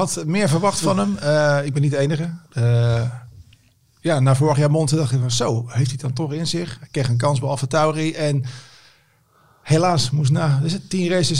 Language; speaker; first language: Dutch; native; Dutch